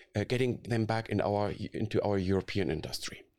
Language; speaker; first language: English; non-native, fluent; Arabic